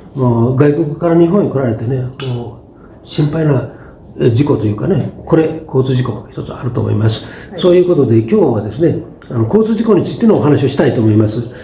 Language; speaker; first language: Japanese; native; Japanese